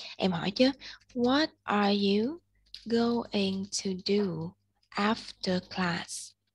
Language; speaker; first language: English; non-native, fluent; Vietnamese